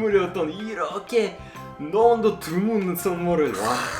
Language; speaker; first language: Korean; non-native, fluent; Russian